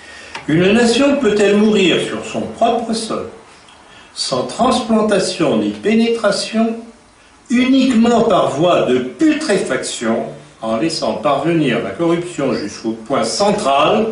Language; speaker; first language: French; native; French